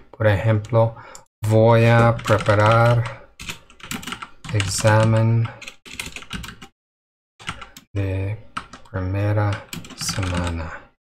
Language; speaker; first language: Spanish; non-native, fluent; English